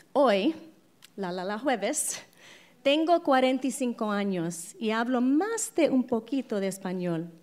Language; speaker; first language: Spanish; non-native, learner; English